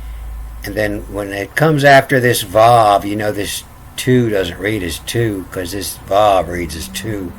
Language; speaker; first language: English; native; English